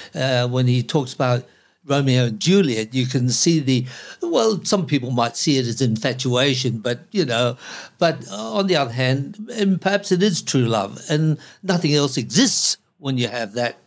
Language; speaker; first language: English; non-native, local second language; Cantonese